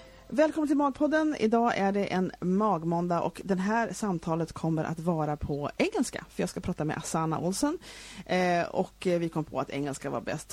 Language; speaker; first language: Swedish; native; Swedish